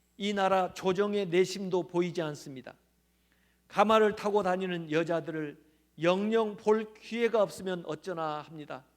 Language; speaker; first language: Korean; native; Korean